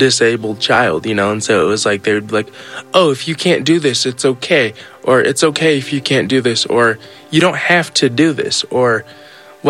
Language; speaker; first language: English; native; English